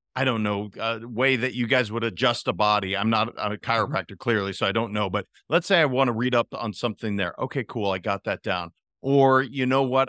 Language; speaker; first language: English; native; English